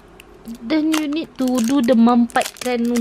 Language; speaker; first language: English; non-native, local second language; Malay